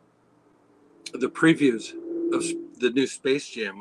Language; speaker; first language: English; native; English